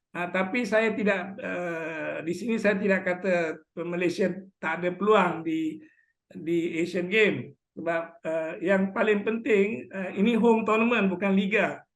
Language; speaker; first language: Malay; native; Malay